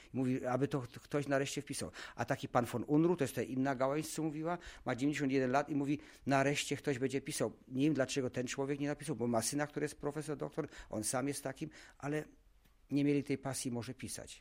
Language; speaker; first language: Polish; non-native, local second language; German